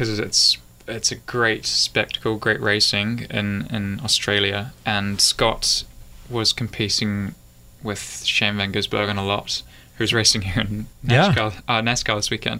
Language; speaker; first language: English; native; English